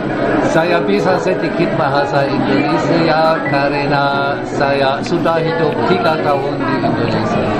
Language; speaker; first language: Indonesian; non-native, learner; German